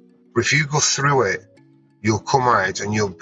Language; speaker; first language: English; native; English